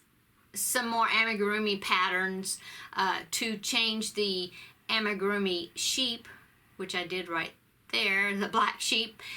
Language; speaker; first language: English; native; English